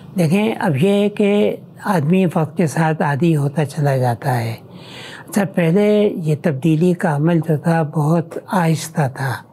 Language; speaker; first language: Urdu; native; Urdu